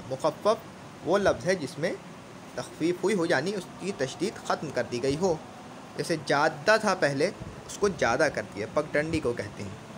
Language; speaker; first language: Urdu; native; Urdu